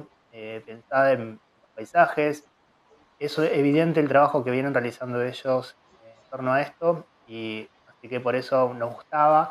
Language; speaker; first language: Spanish; native; Spanish